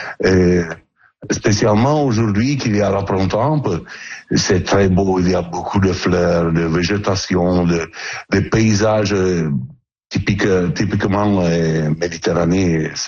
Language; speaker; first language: French; non-native, learner; Italian